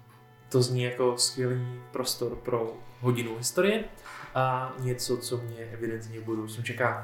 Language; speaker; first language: Czech; native; Czech